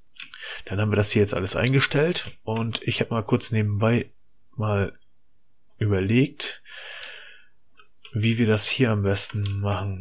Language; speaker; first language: German; native; German